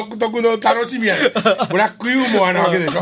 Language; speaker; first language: Japanese; native; Japanese